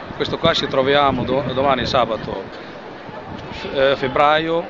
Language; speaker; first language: Italian; non-native, learner; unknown